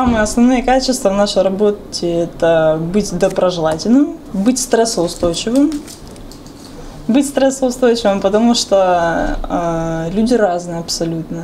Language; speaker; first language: Russian; native; Russian